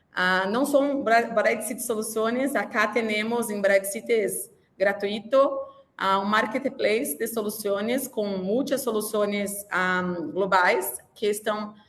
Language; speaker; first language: Spanish; non-native, learner; Portuguese